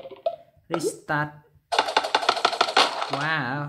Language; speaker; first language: English; non-native, learner; Vietnamese